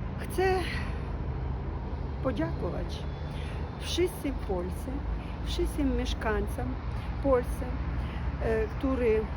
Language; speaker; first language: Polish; non-native, learner; Ukrainian